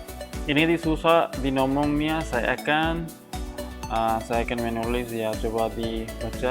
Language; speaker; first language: Indonesian; non-native, learner; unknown